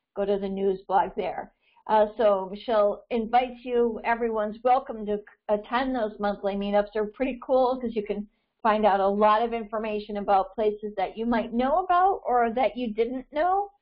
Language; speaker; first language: English; native; English